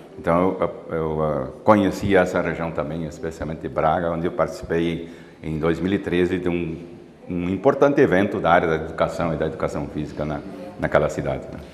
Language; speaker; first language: Portuguese; native; Portuguese